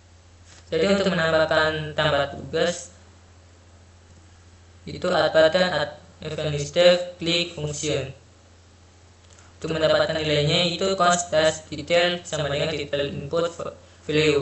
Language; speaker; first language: Indonesian; native; Indonesian